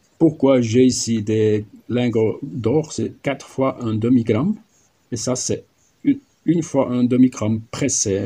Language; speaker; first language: French; non-native, learner; German